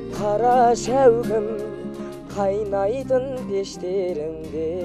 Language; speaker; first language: Kazakh; native; Kazakh